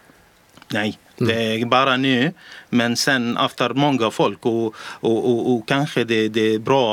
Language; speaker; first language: Swedish; non-native, learner; Arabic